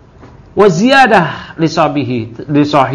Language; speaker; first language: Arabic; non-native, fluent; Indonesian